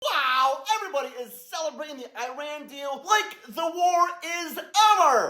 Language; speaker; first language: English; native; English